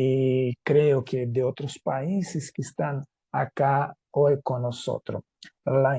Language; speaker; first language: Spanish; non-native, fluent; Portuguese